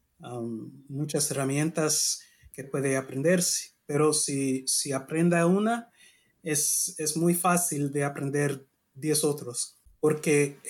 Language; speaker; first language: Spanish; non-native, learner; English